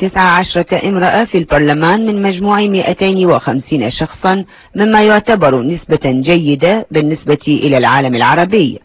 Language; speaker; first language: Arabic; native; Arabic